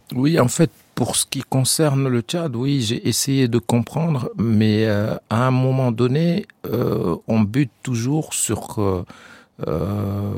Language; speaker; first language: French; non-native, local second language; Arabic